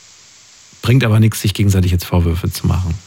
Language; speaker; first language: German; native; German